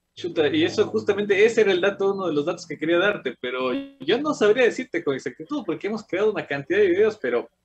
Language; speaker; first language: Spanish; native; Spanish